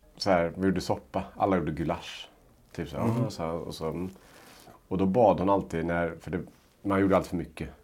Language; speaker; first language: Swedish; native; Swedish